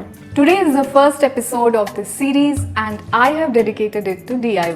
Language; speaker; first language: English; non-native, local second language; Hindi